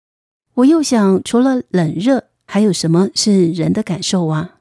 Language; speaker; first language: Chinese; native; Chinese